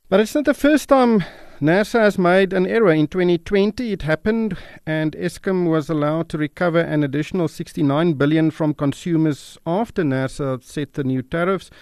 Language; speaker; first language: English; non-native, local second language; Afrikaans